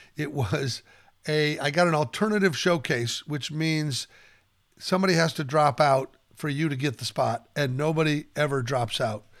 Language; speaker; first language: English; native; English